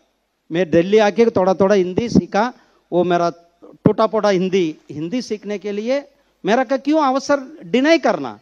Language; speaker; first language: Hindi; non-native, local second language; Tamil